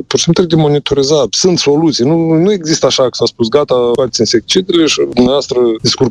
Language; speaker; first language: Romanian; native; Romanian